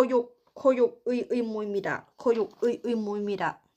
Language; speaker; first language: Korean; non-native, learner; Thai